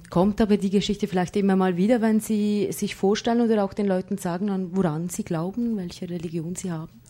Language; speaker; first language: German; native; German